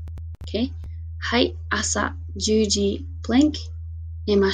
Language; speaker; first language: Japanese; non-native, fluent; English